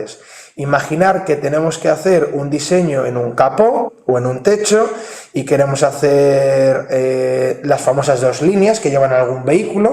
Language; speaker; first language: Spanish; native; Spanish